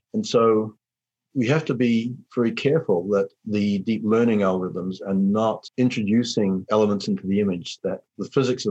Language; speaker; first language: English; native; English